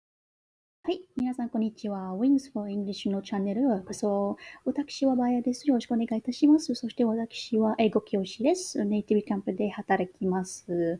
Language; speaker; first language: Japanese; non-native, learner; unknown